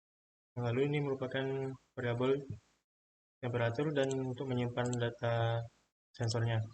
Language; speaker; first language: Indonesian; native; Indonesian